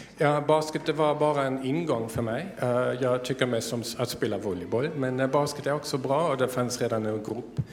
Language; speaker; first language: Swedish; non-native, fluent; German